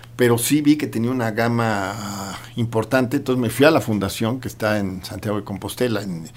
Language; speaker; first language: Spanish; native; Spanish